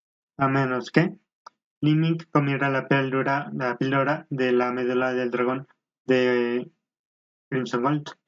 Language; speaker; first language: Spanish; native; Spanish